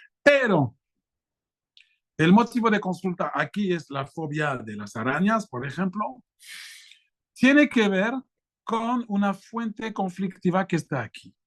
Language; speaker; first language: Spanish; non-native, fluent; French